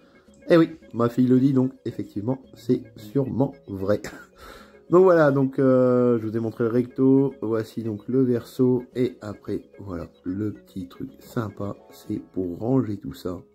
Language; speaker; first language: French; native; French